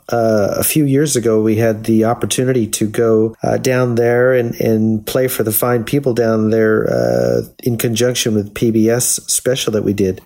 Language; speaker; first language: English; native; English